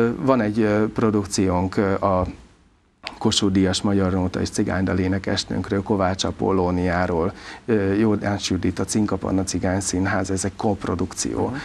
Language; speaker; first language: Hungarian; non-native, local second language; Serbian